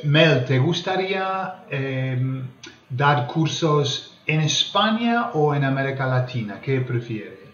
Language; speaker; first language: Spanish; non-native, fluent; English